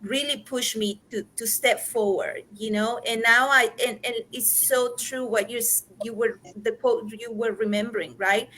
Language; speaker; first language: English; non-native, fluent; Spanish